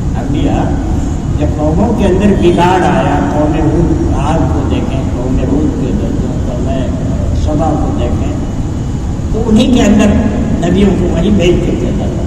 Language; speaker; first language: Urdu; non-native, local second language; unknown